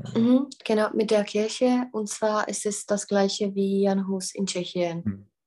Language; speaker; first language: German; non-native, fluent; Czech